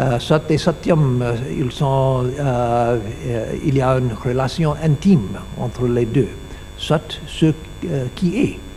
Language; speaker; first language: French; non-native, learner; English